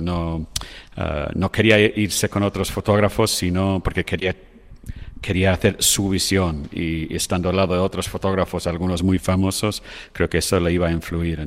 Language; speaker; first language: Spanish; non-native, fluent; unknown